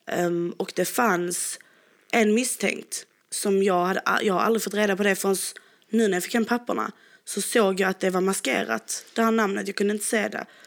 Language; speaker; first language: Swedish; native; Swedish